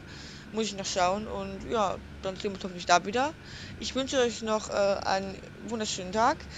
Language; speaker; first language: German; native; German